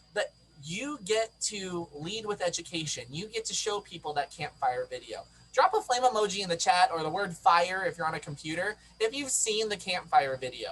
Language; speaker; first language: English; native; English